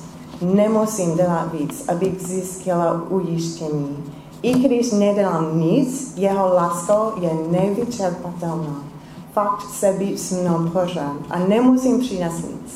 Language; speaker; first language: Czech; non-native, fluent; English